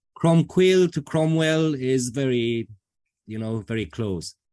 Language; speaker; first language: English; non-native, fluent; Romanian